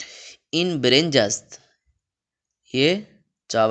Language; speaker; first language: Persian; non-native, fluent; Urdu